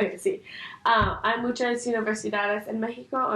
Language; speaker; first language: Spanish; non-native, learner; English